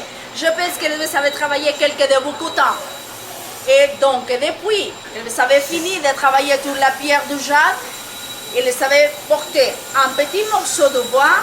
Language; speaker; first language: French; non-native, learner; Spanish